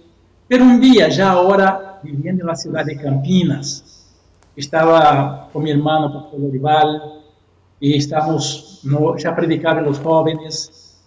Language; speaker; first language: Spanish; non-native, fluent; Portuguese